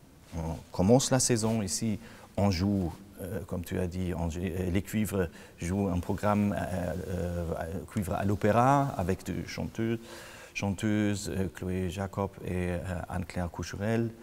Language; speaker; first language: French; non-native, fluent; German